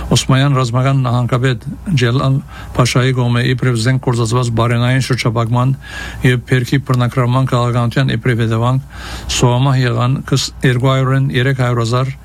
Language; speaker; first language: Armenian; early bilingual, heritage; Armenian